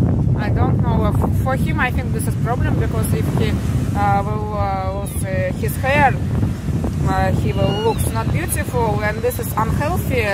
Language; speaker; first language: English; non-native, learner; Russian